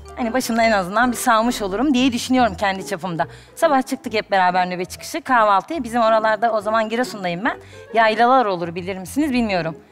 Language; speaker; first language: Turkish; native; Turkish